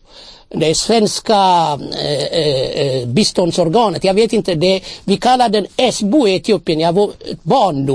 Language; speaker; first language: Swedish; non-native, fluent; Amharic